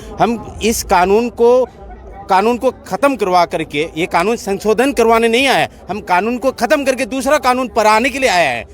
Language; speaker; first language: Hindi; non-native, local second language; Manipuri